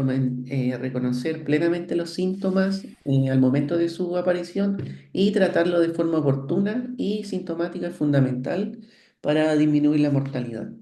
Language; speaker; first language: Spanish; native; Spanish